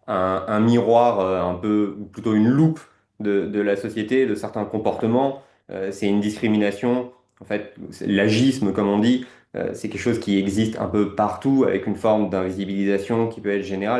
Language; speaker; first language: French; native; French